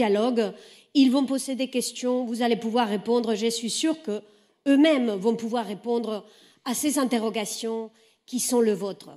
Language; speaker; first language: French; native; French